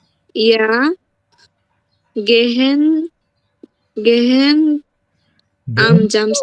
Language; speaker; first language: German; non-native, learner; Bangla